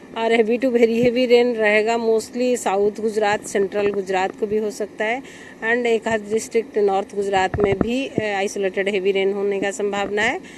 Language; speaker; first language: Hindi; non-native, local second language; Gujarati